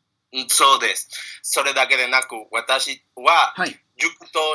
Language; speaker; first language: Japanese; non-native, learner; Spanish